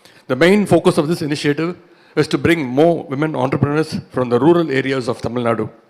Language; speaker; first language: English; non-native, local second language; Tamil